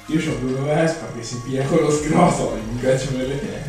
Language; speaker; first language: Italian; native; Italian